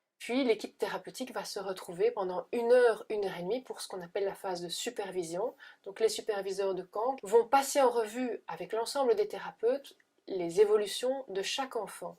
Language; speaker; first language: French; native; French